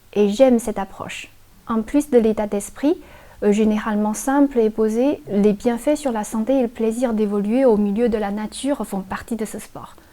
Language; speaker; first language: French; non-native, fluent; Chinese